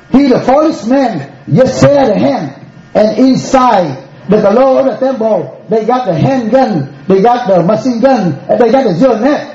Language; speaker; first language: English; non-native, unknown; Vietnamese